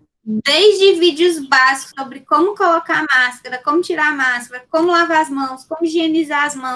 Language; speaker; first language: Portuguese; native; Portuguese